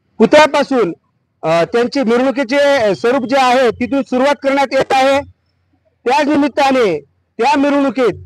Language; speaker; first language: Marathi; non-native, local second language; Lambadi